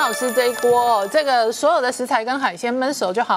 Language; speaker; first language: Chinese; native; Chinese